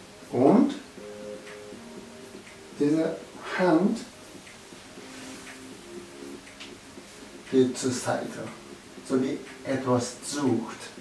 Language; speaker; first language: German; non-native, learner; Japanese